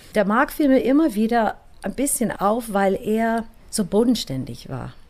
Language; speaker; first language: German; non-native, fluent; English